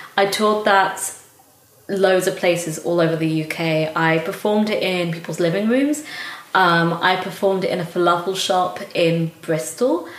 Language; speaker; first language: English; native; English